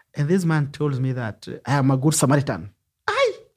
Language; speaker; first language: English; non-native, local second language; Luo (Kenya and Tanzania)